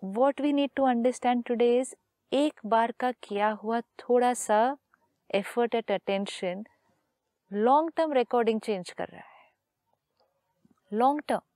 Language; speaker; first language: Hindi; native; Hindi